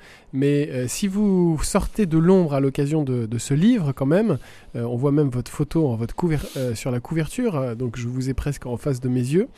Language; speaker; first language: French; native; French